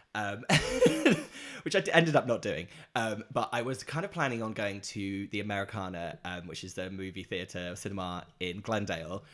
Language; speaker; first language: English; native; English